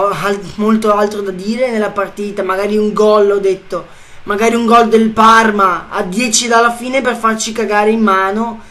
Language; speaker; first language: Italian; native; Italian